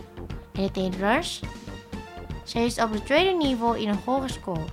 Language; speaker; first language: Dutch; non-native, fluent; Indonesian